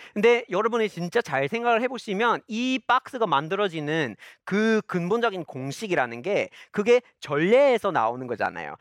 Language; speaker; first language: Korean; non-native, fluent; English